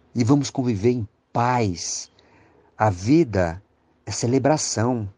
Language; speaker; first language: Portuguese; native; Portuguese